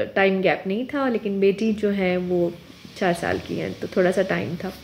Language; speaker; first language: Hindi; non-native, local second language; Urdu